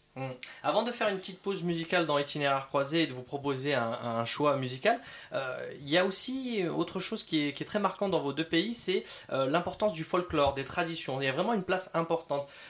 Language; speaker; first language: French; native; French